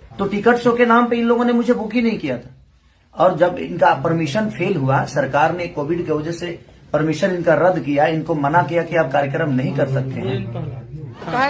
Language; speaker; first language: Hindi; native; Hindi